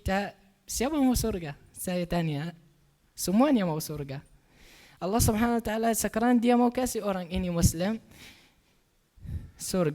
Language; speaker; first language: Indonesian; non-native, learner; Arabic